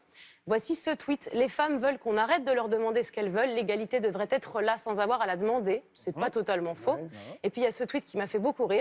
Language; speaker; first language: French; native; French